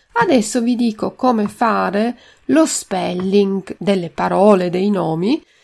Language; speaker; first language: Italian; native; Italian